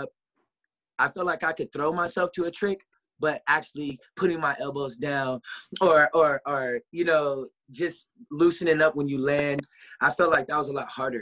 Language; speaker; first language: English; native; English